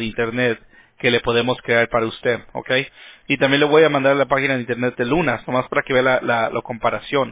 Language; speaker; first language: Spanish; early bilingual, heritage; Spanish